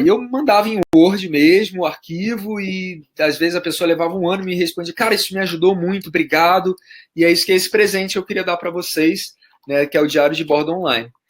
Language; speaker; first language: Portuguese; native; Portuguese